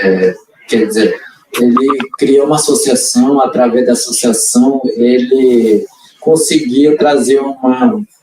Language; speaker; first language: Portuguese; non-native, local second language; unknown